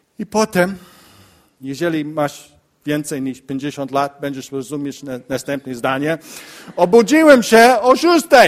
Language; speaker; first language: Polish; non-native, learner; English